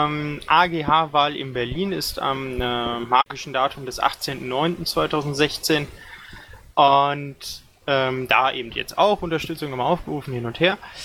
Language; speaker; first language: German; native; German